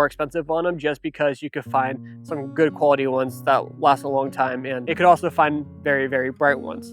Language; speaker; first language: English; native; English